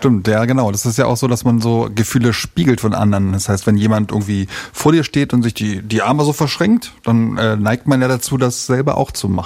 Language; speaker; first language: German; native; German